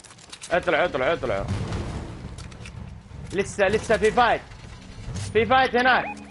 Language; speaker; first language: Arabic; native; Arabic